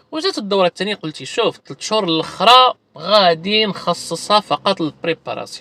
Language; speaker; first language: Arabic; native; Arabic